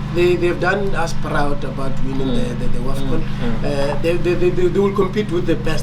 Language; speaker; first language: English; non-native, local second language; Northern Sotho